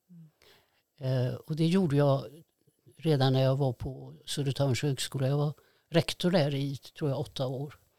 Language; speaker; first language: Swedish; native; Swedish